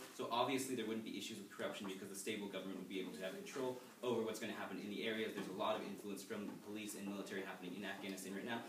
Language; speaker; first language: English; native; English